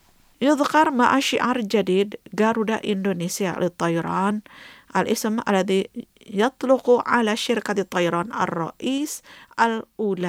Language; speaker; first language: Arabic; non-native, fluent; Indonesian